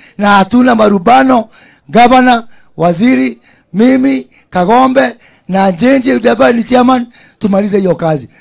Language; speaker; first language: Swahili; non-native, local second language; Kikuyu